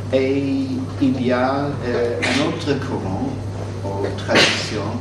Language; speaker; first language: French; non-native, fluent; English